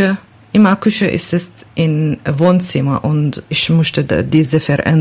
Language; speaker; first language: German; non-native, learner; Kurdish